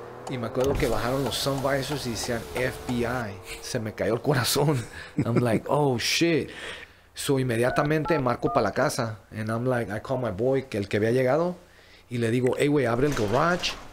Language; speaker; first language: Spanish; early bilingual, heritage; Spanish